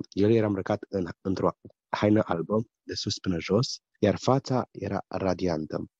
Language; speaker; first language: Romanian; early bilingual, heritage; German